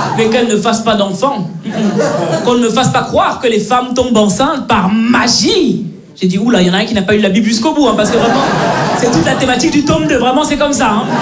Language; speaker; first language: French; native; French